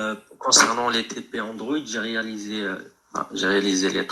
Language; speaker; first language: French; non-native, local second language; Arabic